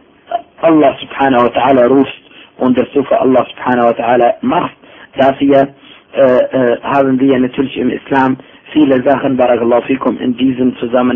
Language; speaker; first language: German; non-native, fluent; Arabic